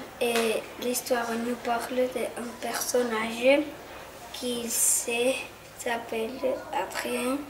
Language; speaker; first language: French; non-native, learner; Catalan